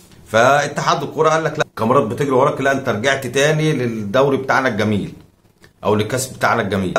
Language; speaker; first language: Arabic; native; Arabic